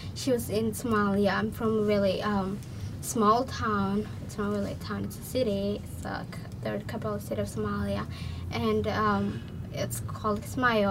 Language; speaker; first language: English; non-native, local second language; Somali